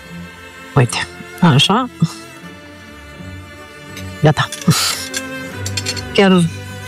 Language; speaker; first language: Romanian; native; Romanian